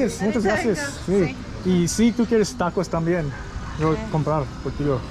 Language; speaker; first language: Spanish; non-native, learner; English